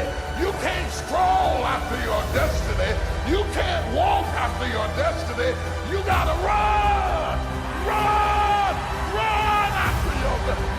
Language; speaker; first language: English; native; English